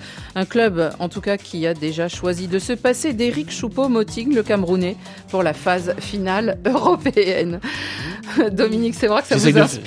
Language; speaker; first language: French; native; French